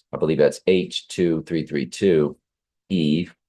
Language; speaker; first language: English; native; English